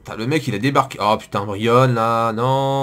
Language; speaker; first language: French; native; French